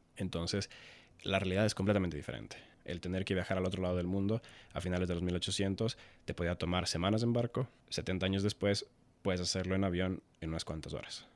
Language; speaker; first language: Spanish; native; Spanish